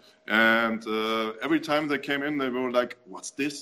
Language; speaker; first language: English; non-native, fluent; German